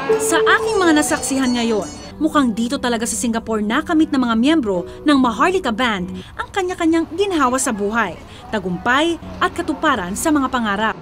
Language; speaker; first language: Filipino; native; Filipino